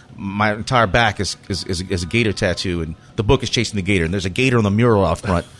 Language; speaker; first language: English; native; English